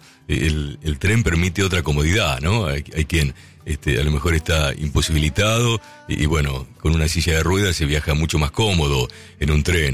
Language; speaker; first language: Spanish; native; Spanish